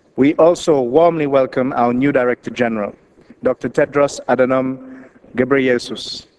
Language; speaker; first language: English; non-native, local second language; Seselwa Creole French